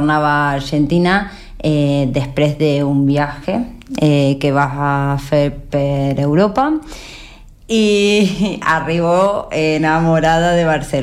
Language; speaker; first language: Catalan; non-native, learner; Spanish